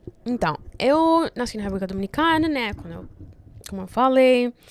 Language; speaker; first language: Portuguese; non-native, fluent; Spanish